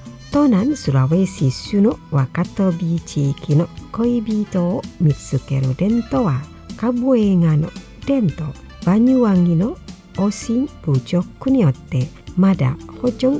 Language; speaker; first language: Japanese; non-native, fluent; Indonesian